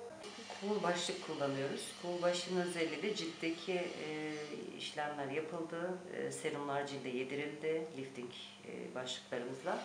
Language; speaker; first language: Turkish; native; Turkish